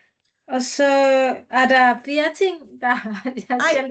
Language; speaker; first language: Danish; non-native, learner; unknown